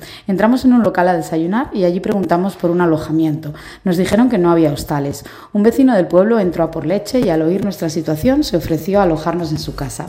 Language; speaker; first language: Spanish; native; Spanish